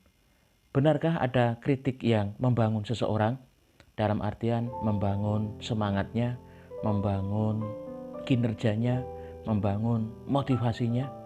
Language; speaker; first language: Indonesian; native; Indonesian